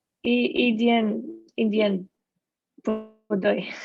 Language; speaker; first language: Chinese; non-native, learner; English